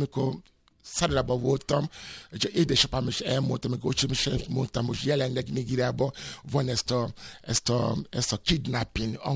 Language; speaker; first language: Hungarian; non-native, fluent; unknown